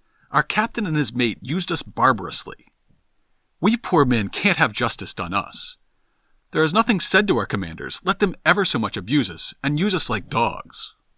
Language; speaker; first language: English; native; English